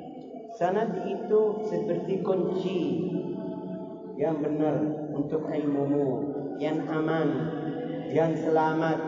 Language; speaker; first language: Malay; non-native, learner; Arabic